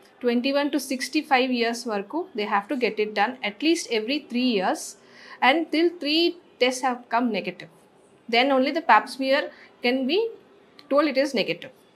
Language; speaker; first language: English; non-native, local second language; Telugu